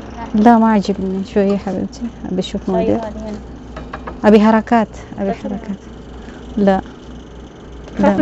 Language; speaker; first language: Arabic; non-native, learner; Indonesian